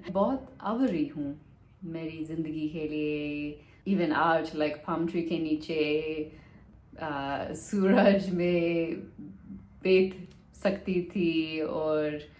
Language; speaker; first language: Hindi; non-native, learner; English